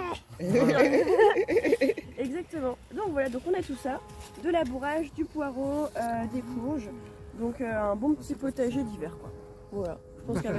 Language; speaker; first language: French; native; French